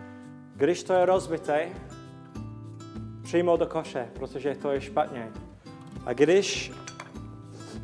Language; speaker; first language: Czech; non-native, learner; English